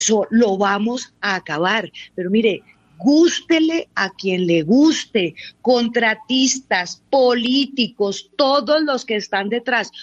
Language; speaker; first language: Spanish; native; Spanish